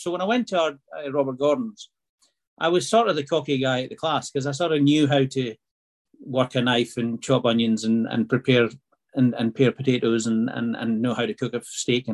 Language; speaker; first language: English; native; English